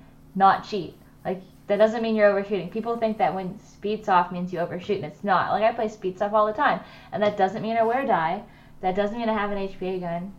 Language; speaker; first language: English; native; English